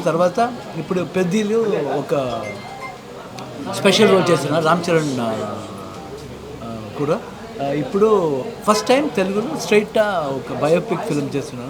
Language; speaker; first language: Telugu; non-native, learner; Kannada